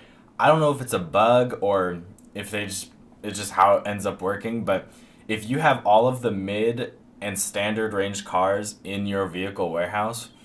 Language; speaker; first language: English; native; English